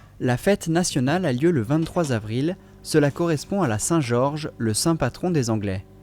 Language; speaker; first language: French; native; French